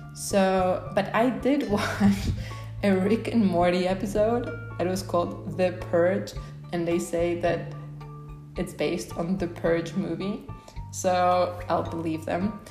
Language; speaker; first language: English; non-native, fluent; Polish